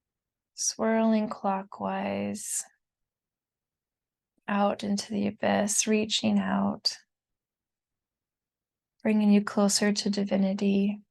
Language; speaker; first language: English; native; English